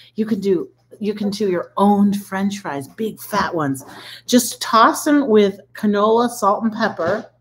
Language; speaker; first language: English; native; English